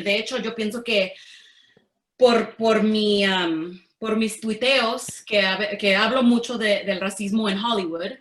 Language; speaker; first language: Spanish; early bilingual, heritage; Spanish